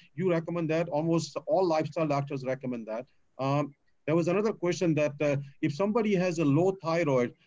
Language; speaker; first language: English; non-native, local second language; Gujarati